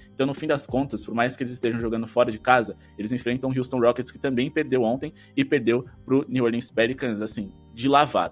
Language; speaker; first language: Portuguese; native; Portuguese